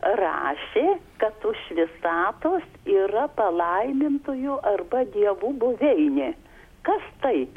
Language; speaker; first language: Lithuanian; non-native, local second language; Polish